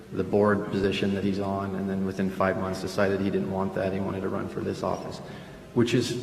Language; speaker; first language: English; early bilingual, other home language; Spanish